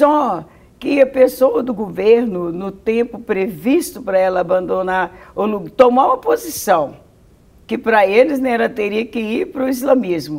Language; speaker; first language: Portuguese; native; Portuguese